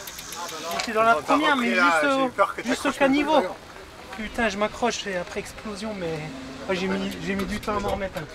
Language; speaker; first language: French; native; French